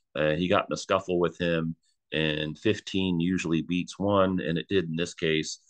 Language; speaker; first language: English; native; English